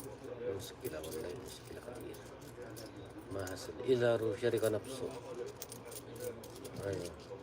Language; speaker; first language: Arabic; non-native, learner; Filipino